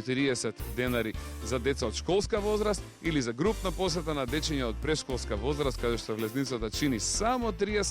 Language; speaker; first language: Macedonian; native; Macedonian